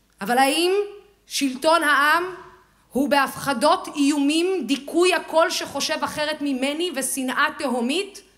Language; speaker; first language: Hebrew; non-native, local second language; Arabic